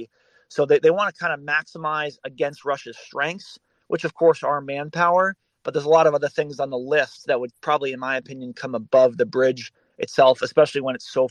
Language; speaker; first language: English; native; English